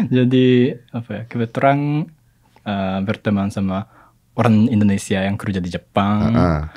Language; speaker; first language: Indonesian; non-native, fluent; Japanese